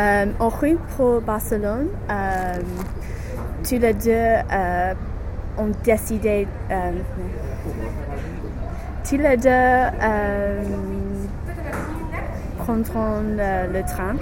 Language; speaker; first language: French; non-native, learner; English